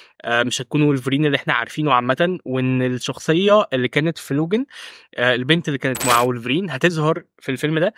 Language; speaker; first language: Arabic; native; Arabic